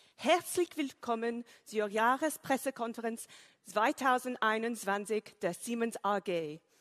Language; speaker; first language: German; non-native, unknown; English